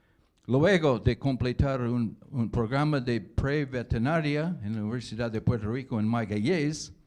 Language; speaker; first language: Spanish; non-native, learner; English